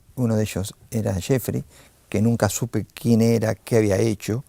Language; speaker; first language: Spanish; native; Spanish